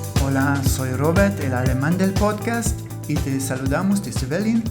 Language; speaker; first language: Spanish; non-native, fluent; German